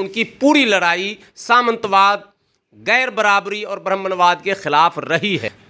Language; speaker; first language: Hindi; native; Hindi